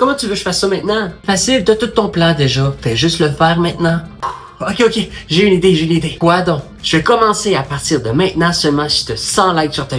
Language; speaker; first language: French; native; French